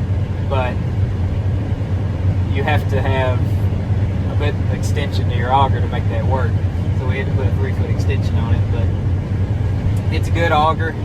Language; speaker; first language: English; native; English